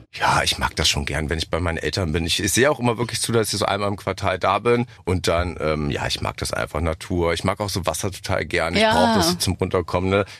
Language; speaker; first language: German; native; German